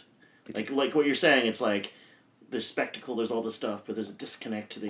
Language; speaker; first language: English; native; English